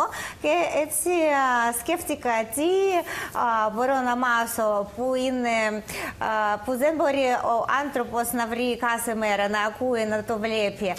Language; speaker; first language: Greek; non-native, learner; Russian